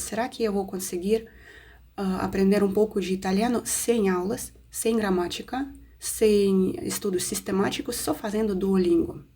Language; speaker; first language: Portuguese; non-native, fluent; Russian